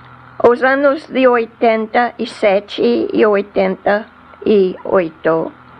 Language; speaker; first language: Portuguese; non-native, fluent; English